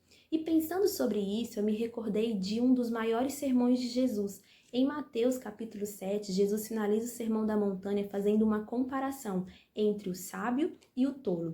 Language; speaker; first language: Portuguese; native; Portuguese